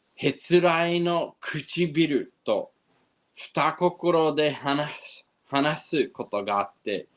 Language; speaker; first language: Japanese; non-native, fluent; English